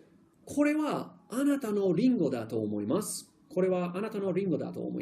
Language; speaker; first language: Japanese; non-native, fluent; English